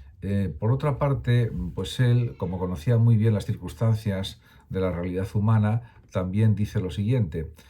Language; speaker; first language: Spanish; native; Spanish